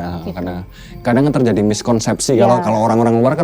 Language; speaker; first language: Indonesian; native; Indonesian